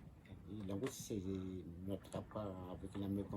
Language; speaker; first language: French; non-native, local second language; Malagasy